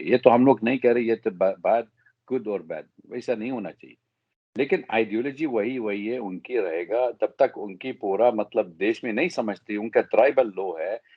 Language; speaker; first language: Hindi; non-native, fluent; Arabic